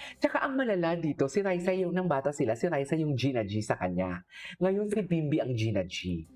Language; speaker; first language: Filipino; non-native, local second language; Hiligaynon